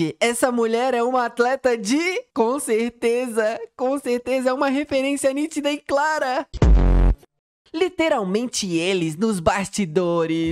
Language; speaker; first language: Portuguese; native; Portuguese